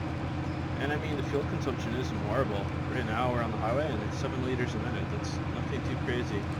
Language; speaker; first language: English; native; English